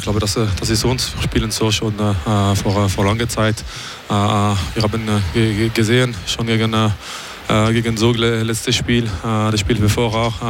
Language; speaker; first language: German; non-native, local second language; French